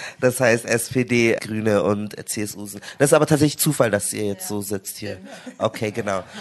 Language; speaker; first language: German; native; German